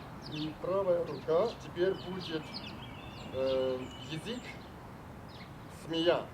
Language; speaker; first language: Russian; non-native, learner; Chinese